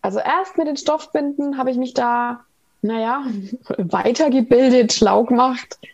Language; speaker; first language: German; native; German